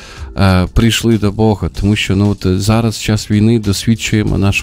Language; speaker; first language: Ukrainian; native; Ukrainian